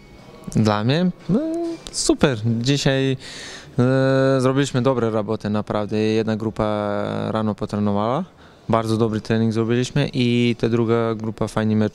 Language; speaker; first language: Polish; non-native, learner; Serbian